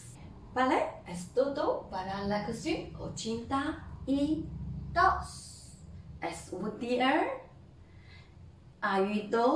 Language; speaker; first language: Spanish; non-native, learner; Chinese